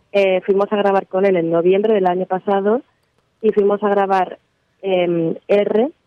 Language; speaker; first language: Spanish; native; Spanish